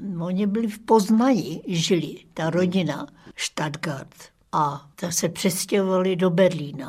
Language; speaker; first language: Czech; early bilingual, other home language; German